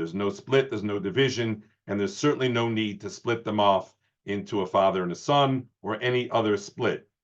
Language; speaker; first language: English; native; English